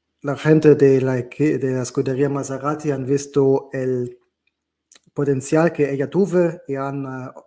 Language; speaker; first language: Spanish; non-native, learner; German